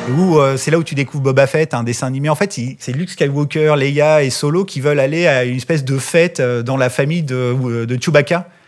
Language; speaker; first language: French; native; French